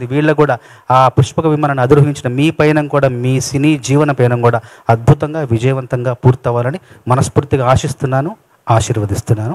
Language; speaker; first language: Telugu; native; Telugu